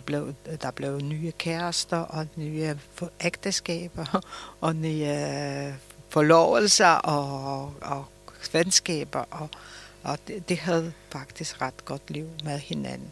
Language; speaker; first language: Danish; early bilingual, other home language; Polish